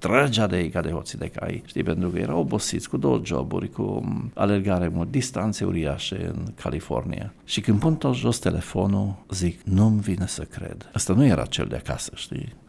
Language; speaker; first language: Romanian; native; Romanian